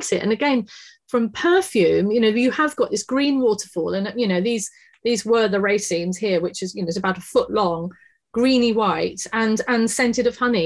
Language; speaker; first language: English; native; English